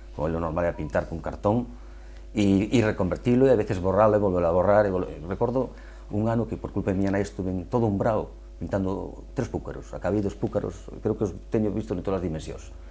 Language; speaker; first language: Galician; native; Galician